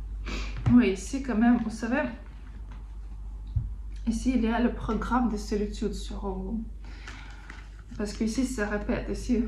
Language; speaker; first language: French; non-native, fluent; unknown